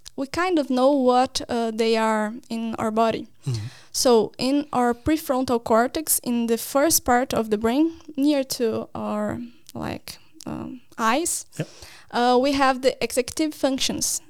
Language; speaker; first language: English; non-native, fluent; Portuguese